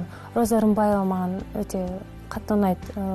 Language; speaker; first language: Kazakh; non-native, local second language; Russian